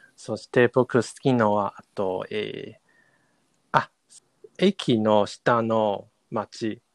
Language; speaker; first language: Japanese; non-native, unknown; Chinese